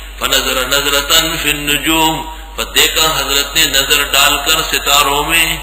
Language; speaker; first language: Urdu; non-native, local second language; Pashto